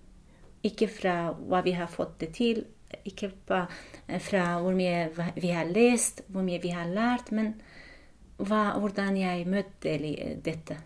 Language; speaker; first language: Norwegian; non-native, fluent; Kurdish